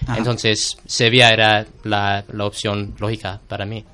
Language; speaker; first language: Spanish; non-native, fluent; English